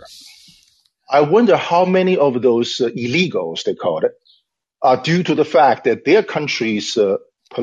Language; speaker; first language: English; non-native, fluent; Chinese